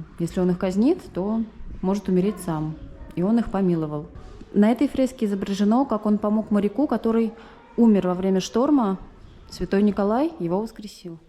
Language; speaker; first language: Russian; native; Russian